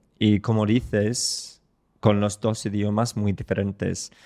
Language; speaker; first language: Spanish; non-native, fluent; English